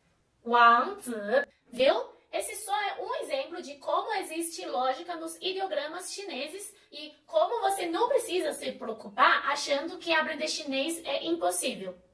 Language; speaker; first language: Portuguese; non-native, fluent; Chinese